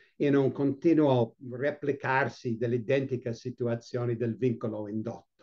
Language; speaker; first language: Italian; non-native, fluent; English